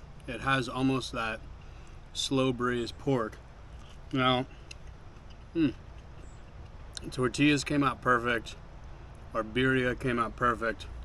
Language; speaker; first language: English; native; English